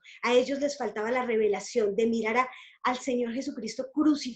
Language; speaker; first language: Spanish; native; Spanish